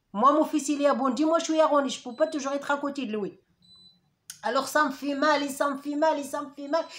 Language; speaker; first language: French; non-native, learner; Arabic